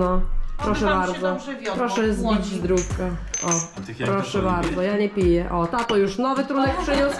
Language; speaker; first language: Polish; native; Polish